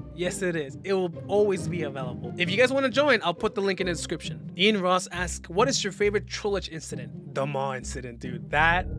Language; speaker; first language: English; native; English